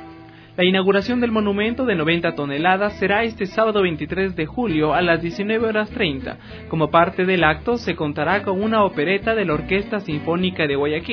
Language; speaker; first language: Spanish; native; Spanish